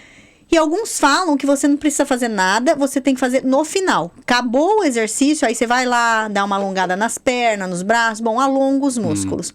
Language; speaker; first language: Portuguese; native; Portuguese